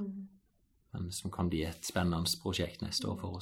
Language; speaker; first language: Norwegian; native; Norwegian